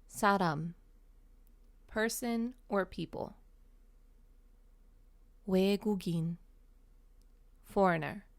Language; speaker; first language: Korean; non-native, fluent; English